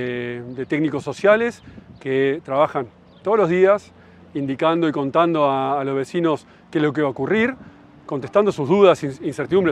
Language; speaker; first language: Spanish; native; Spanish